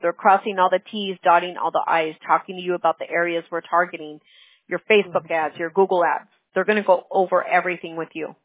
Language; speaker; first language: English; early bilingual, other home language; Spanish